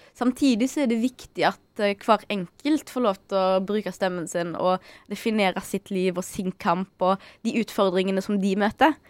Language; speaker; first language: Norwegian; early bilingual, other home language; Arabic